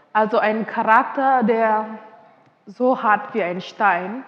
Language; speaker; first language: German; non-native, fluent; Indonesian